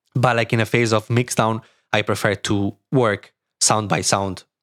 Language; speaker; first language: English; non-native, fluent; Italian